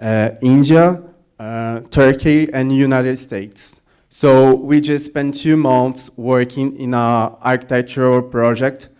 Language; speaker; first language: English; non-native, learner; Portuguese